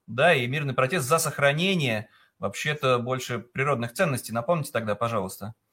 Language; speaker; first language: Russian; native; Russian